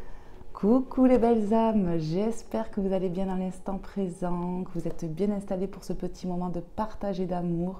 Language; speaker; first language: French; native; French